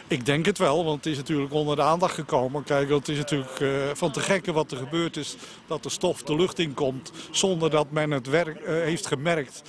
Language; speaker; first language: Dutch; native; Dutch